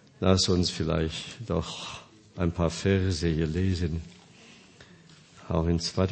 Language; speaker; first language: German; non-native, fluent; Korean